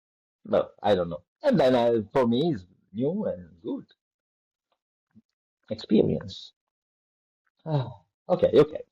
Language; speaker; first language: English; non-native, learner; Italian